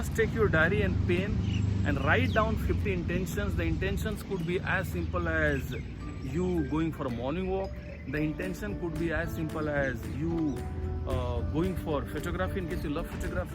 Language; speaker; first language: English; non-native, local second language; Hindi